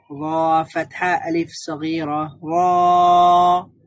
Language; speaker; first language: Arabic; non-native, learner; Bangla